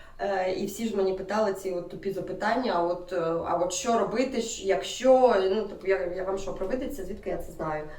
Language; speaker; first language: Ukrainian; non-native, local second language; Russian